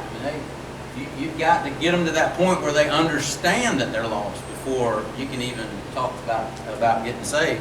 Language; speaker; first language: English; native; English